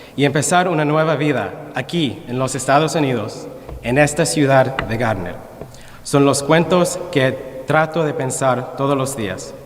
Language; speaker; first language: Spanish; early bilingual, other home language; English